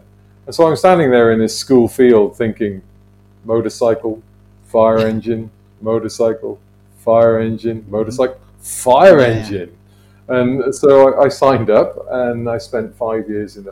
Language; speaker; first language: English; native; English